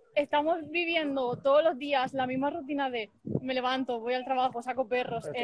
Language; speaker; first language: Spanish; native; Spanish